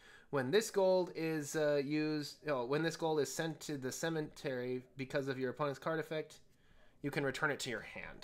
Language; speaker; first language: English; native; English